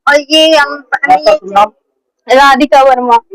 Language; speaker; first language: Hindi; native; Hindi